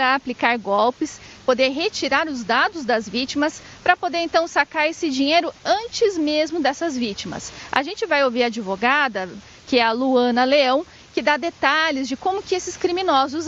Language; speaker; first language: Portuguese; native; Portuguese